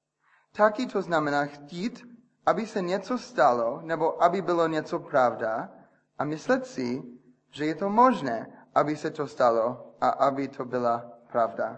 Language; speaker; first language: Czech; non-native, fluent; English